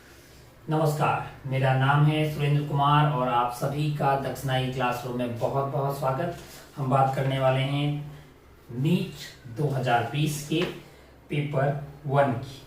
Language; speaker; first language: Hindi; native; Hindi